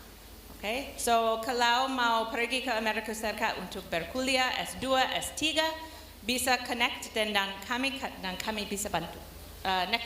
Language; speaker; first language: Indonesian; non-native, learner; English